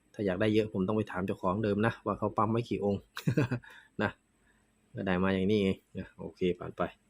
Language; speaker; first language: Thai; non-native, local second language; Northeastern Thai